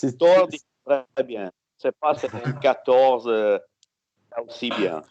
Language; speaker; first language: French; non-native, fluent; Italian